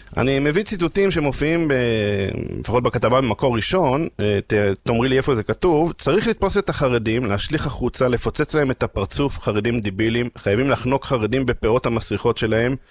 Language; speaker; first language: Hebrew; native; Hebrew